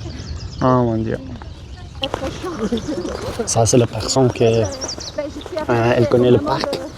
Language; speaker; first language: French; non-native, learner; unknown